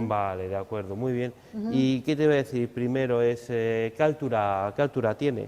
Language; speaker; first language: Spanish; native; Spanish